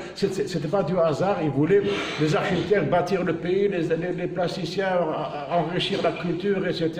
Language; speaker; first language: French; native; French